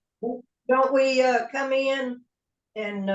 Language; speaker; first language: English; native; English